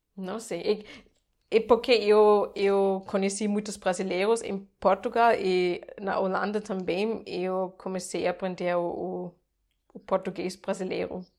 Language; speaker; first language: English; non-native, fluent; German